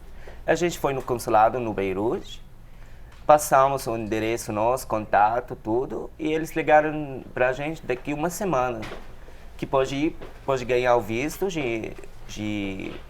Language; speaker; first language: Portuguese; non-native, learner; Arabic